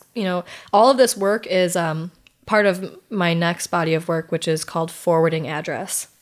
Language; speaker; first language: English; native; English